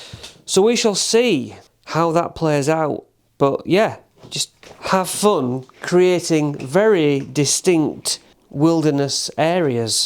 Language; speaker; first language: English; native; English